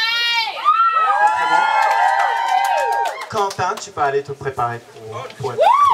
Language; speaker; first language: French; non-native, learner; English